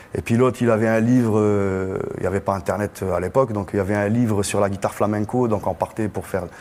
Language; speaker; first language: French; non-native, local second language; Arabic